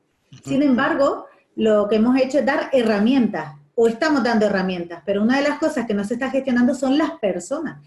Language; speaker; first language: Spanish; native; Spanish